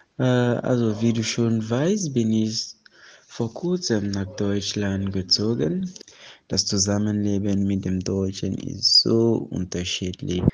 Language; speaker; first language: German; non-native, fluent; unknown